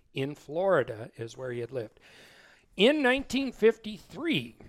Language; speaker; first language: English; native; English